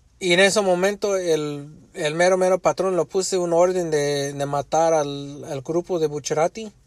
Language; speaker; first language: Spanish; early bilingual, heritage; Spanish